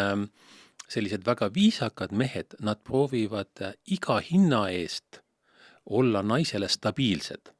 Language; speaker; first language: Estonian; native; Estonian